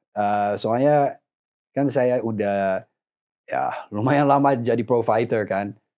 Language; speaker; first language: Indonesian; non-native, fluent; English